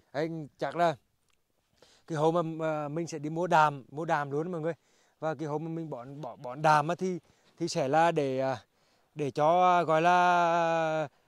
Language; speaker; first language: Vietnamese; native; Vietnamese